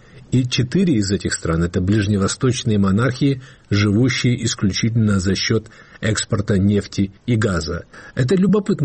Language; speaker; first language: Russian; native; Russian